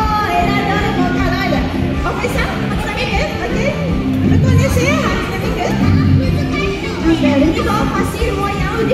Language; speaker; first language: French; non-native, learner; Japanese